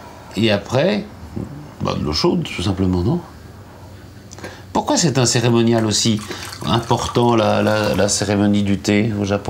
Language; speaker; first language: French; native; French